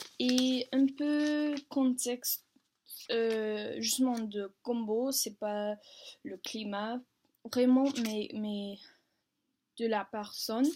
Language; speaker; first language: French; non-native, learner; English